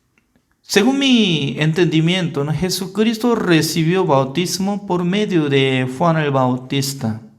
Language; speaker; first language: Spanish; non-native, learner; Korean